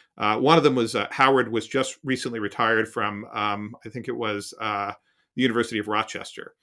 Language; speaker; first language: English; native; English